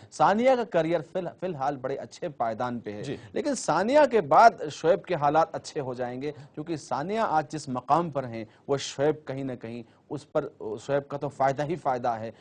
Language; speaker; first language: Hindi; native; Hindi